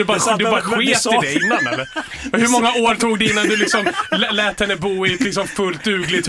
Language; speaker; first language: Swedish; native; Swedish